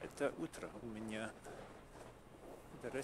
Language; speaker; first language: Russian; non-native, learner; English